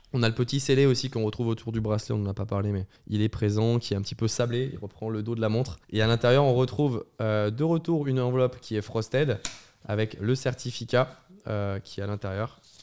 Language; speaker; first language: French; native; French